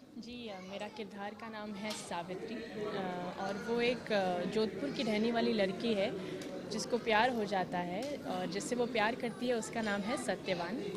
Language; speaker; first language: Hindi; early bilingual, heritage; Hindi